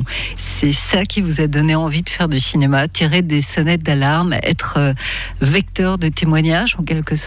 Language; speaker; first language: French; native; French